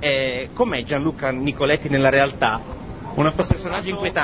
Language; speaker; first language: Italian; native; Italian